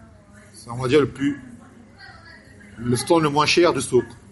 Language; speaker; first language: French; native; French